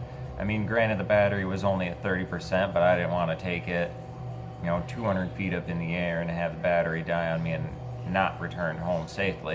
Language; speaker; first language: English; native; English